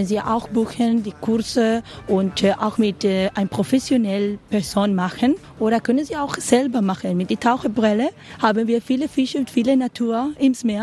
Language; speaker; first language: German; non-native, learner; Spanish